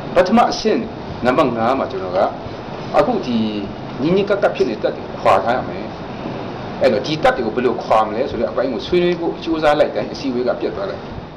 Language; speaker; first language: Burmese; non-native, local second language; Kachin